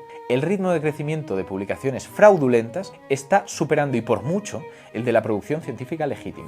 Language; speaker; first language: Spanish; native; Spanish